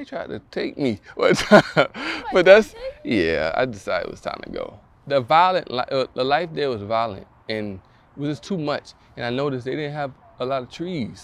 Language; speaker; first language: English; native; English